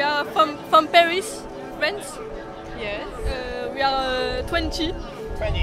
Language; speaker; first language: English; non-native, learner; French